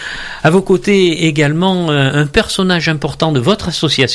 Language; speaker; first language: French; native; French